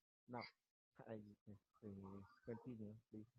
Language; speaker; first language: English; non-native, learner; Spanish